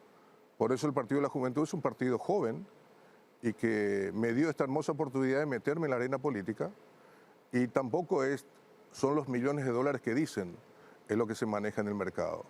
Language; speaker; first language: Spanish; native; Spanish